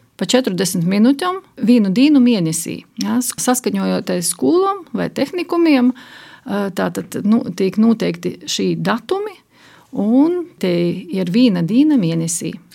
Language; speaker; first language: Latvian; native; Latvian